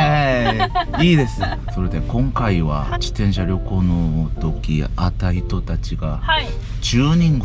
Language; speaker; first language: Japanese; non-native, learner; Korean